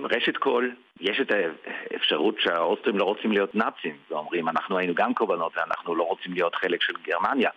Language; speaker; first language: Hebrew; early bilingual, heritage; Hebrew